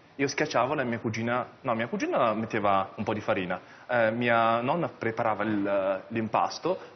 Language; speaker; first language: Italian; early bilingual, other home language; Chinese